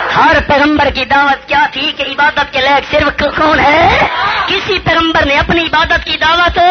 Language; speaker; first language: Urdu; non-native, local second language; Pashto